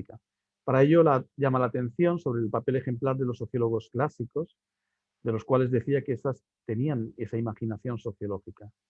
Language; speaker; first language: Spanish; native; Spanish